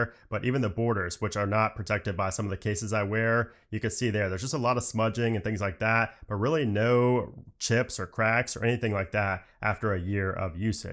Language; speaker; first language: English; native; English